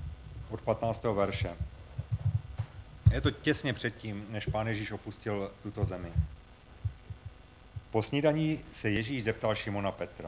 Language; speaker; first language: Czech; native; Czech